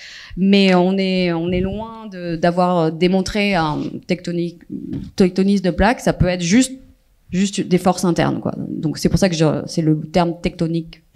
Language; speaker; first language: French; native; French